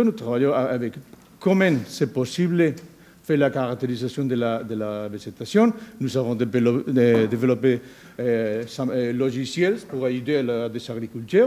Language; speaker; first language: French; non-native, learner; Spanish